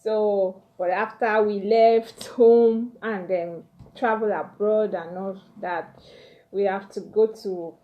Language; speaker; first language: English; non-native, local second language; Yoruba